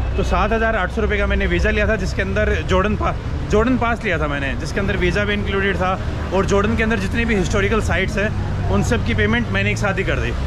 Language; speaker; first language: Hindi; native; Hindi